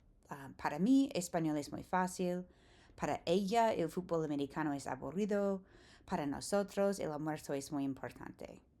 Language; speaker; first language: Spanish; non-native, fluent; English